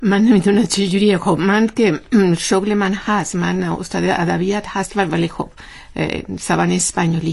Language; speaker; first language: Persian; non-native, learner; Spanish